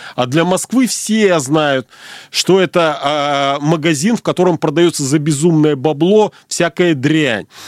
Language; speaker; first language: Russian; native; Russian